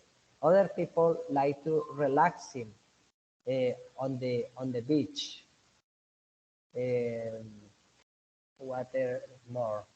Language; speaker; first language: English; non-native, learner; Spanish